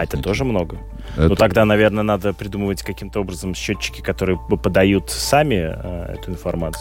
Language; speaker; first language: Russian; native; Russian